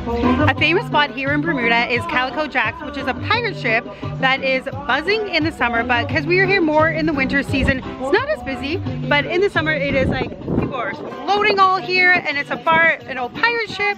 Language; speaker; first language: English; native; English